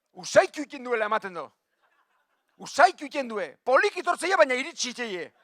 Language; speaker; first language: Basque; native; Basque